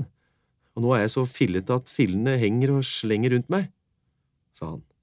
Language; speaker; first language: Norwegian; native; Norwegian